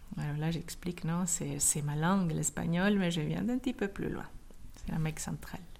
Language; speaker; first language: French; non-native, fluent; Spanish